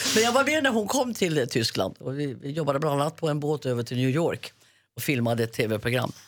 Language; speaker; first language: Swedish; native; Swedish